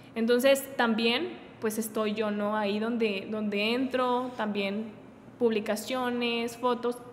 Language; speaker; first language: Spanish; native; Spanish